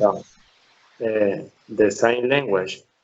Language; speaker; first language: English; non-native, learner; Spanish